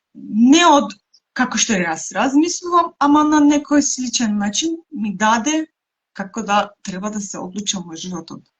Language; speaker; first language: Macedonian; non-native, local second language; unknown